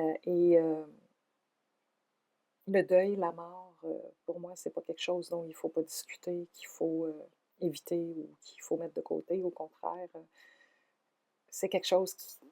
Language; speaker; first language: French; native; French